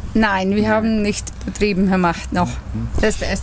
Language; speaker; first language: German; non-native, learner; Dutch